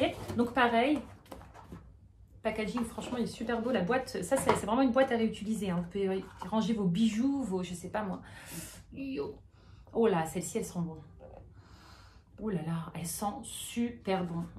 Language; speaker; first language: French; native; French